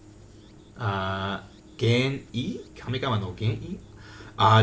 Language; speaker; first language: Japanese; non-native, learner; English